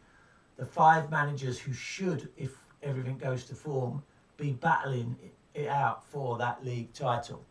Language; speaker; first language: English; native; English